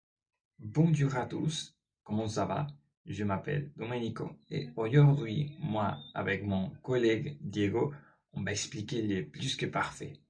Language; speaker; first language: French; non-native, learner; Spanish